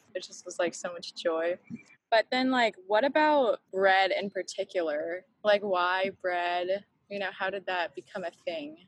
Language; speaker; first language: English; native; English